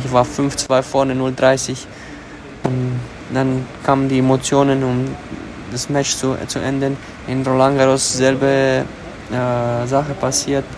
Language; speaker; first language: German; early bilingual, other home language; Romanian